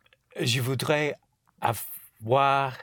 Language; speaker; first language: French; non-native, learner; English